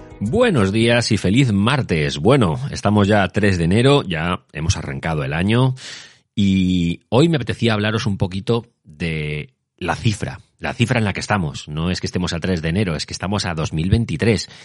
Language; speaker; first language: Spanish; native; Spanish